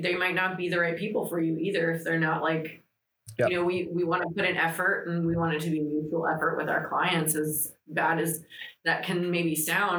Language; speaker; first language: English; early bilingual, other home language; Greek